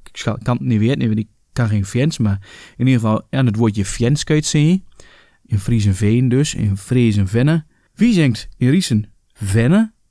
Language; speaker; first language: Dutch; native; Dutch